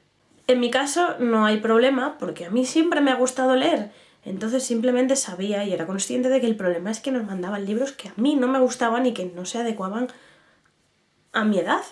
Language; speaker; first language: Spanish; native; Spanish